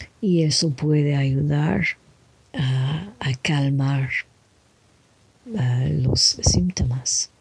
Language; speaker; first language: Spanish; non-native, learner; English